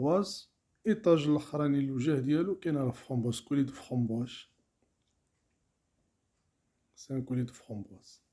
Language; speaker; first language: Arabic; native; Arabic